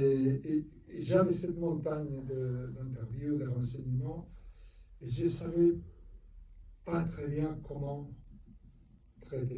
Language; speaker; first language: French; non-native, fluent; Spanish